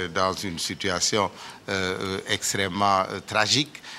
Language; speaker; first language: French; non-native, local second language; Wolof